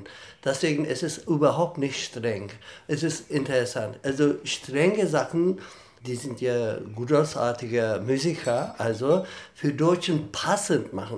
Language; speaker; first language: German; non-native, fluent; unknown